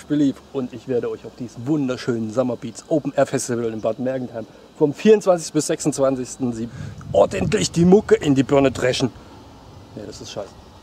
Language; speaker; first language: German; native; German